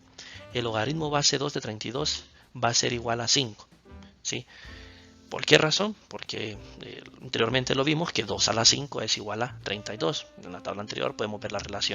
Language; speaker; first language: Spanish; native; Spanish